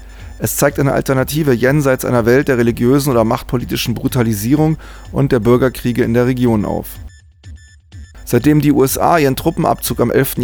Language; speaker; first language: German; native; German